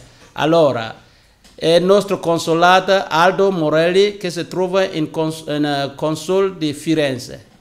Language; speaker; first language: Italian; non-native, learner; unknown